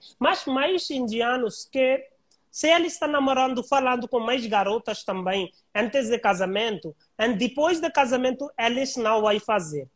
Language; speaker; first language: Portuguese; non-native, learner; Hindi